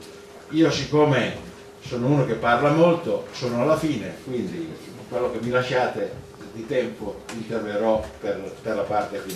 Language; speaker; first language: Italian; native; Italian